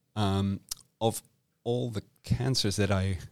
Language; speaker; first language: English; non-native, fluent; Dutch